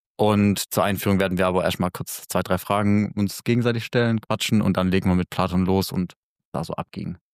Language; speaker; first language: German; native; German